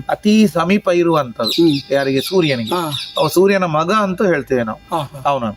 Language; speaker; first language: Kannada; native; Kannada